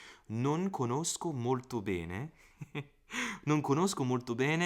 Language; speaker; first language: Italian; non-native, fluent; English